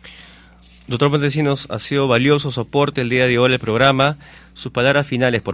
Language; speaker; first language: Spanish; native; Spanish